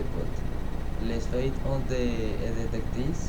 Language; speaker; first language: French; non-native, learner; Spanish